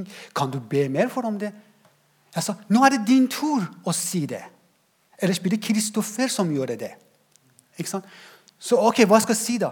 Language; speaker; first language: Norwegian; non-native, fluent; Persian